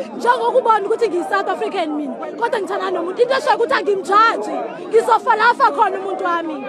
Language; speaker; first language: Zulu; non-native, local second language; Xhosa